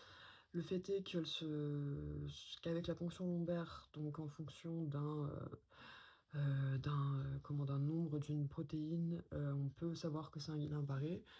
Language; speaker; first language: French; native; French